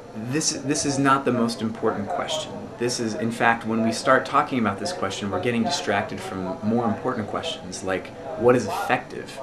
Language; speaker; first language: English; native; English